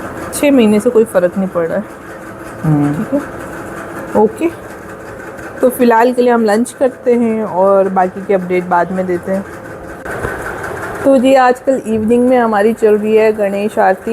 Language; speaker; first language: Hindi; native; Hindi